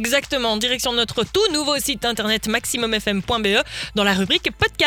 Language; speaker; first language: French; native; French